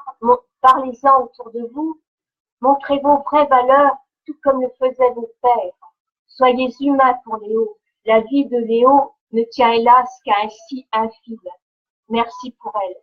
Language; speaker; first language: French; native; French